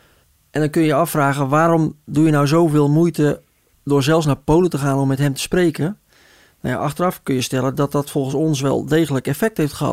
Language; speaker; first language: Dutch; native; Dutch